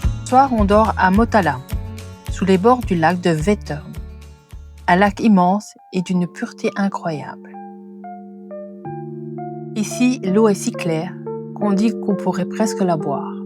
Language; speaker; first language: French; native; French